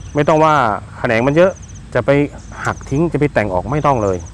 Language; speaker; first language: Thai; non-native, local second language; Northeastern Thai